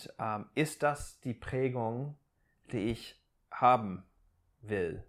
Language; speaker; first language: German; non-native, fluent; English